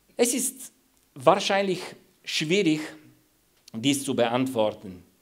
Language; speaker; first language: German; non-native, fluent; Bulgarian